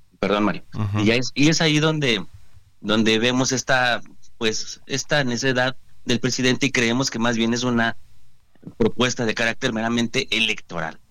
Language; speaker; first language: Spanish; native; Spanish